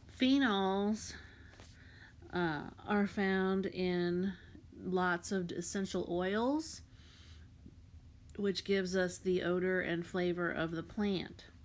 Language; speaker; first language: English; native; English